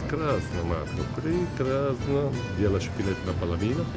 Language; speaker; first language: Russian; non-native, learner; Italian